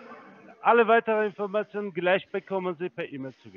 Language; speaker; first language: German; non-native, fluent; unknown